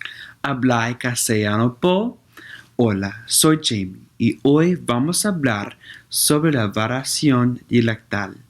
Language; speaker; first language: Spanish; non-native, learner; English